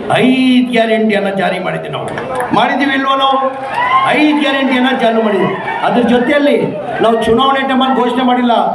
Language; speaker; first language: Kannada; non-native, local second language; Urdu